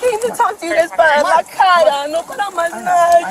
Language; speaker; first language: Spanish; early bilingual, heritage; Spanish